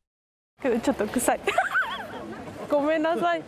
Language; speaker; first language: Japanese; non-native, learner; Spanish